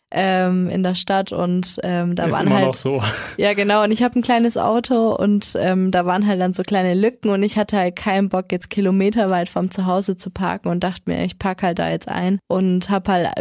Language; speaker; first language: German; native; German